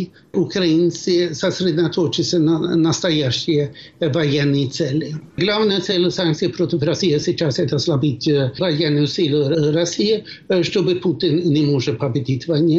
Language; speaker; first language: Russian; non-native, fluent; Swedish